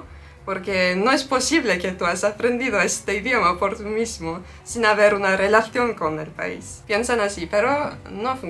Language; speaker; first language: Spanish; non-native, fluent; Turkish